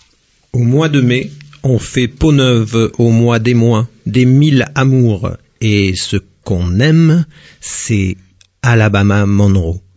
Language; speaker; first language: French; native; French